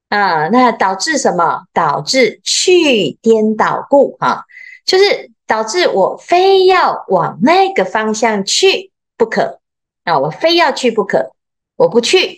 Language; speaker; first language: Chinese; native; Chinese